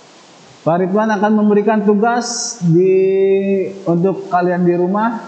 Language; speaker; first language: Indonesian; native; Indonesian